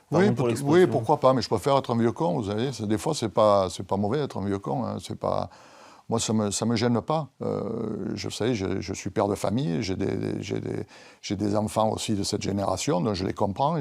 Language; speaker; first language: French; native; French